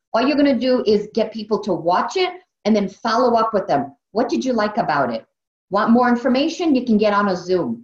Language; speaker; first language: English; native; English